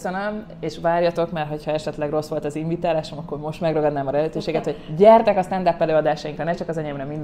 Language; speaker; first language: Hungarian; native; Hungarian